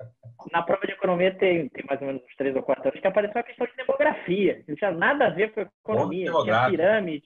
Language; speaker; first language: Portuguese; native; Portuguese